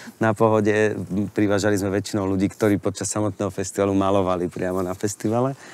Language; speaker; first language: Slovak; native; Slovak